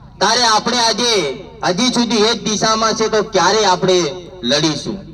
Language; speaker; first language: Gujarati; non-native, local second language; Bhili